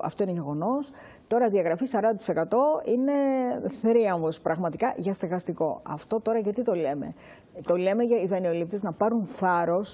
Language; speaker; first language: Greek; native; Greek